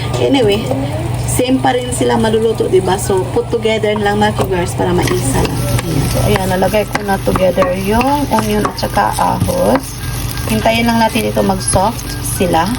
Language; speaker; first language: Filipino; non-native, local second language; Cebuano